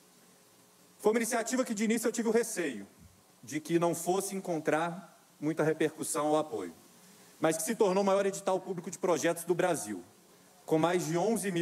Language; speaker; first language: Portuguese; native; Portuguese